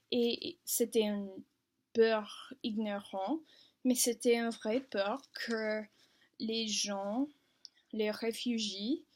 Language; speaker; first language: French; non-native, learner; English